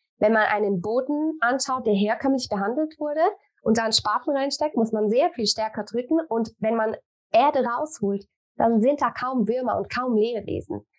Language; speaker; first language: German; native; German